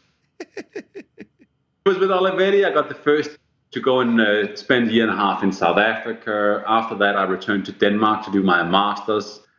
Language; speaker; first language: English; non-native, fluent; Danish